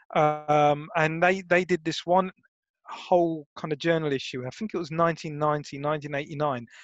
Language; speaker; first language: English; native; English